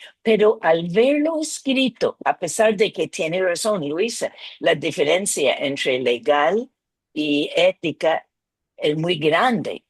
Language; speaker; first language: Spanish; non-native, fluent; English